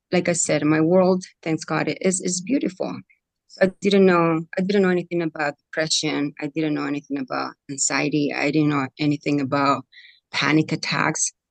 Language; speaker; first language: English; non-native, fluent; Spanish